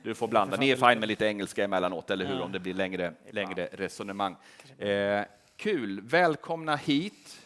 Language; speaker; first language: Swedish; native; Swedish